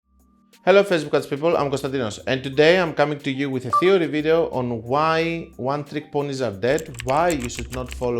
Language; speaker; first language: English; non-native, fluent; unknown